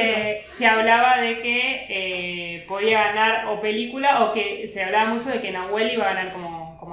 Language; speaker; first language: Spanish; native; Spanish